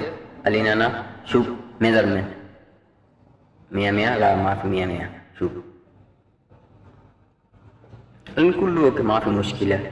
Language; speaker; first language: Arabic; non-native, learner; Bangla